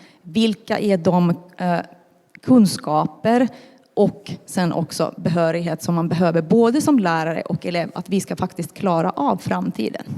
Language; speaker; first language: Swedish; non-native, local second language; Finnish